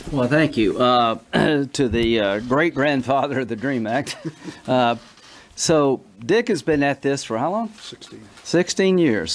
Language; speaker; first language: English; native; English